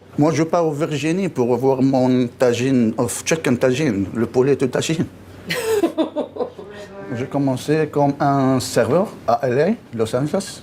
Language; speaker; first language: French; non-native, learner; Arabic